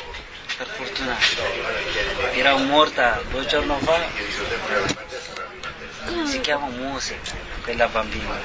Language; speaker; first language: Italian; non-native, learner; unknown